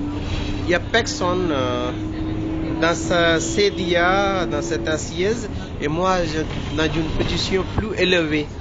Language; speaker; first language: French; non-native, learner; Hindi